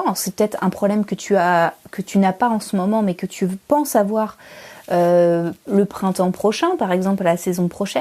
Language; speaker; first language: French; native; French